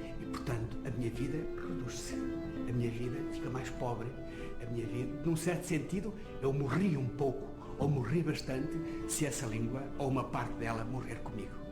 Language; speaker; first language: Portuguese; non-native, local second language; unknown